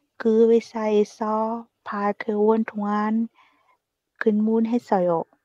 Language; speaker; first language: Korean; non-native, learner; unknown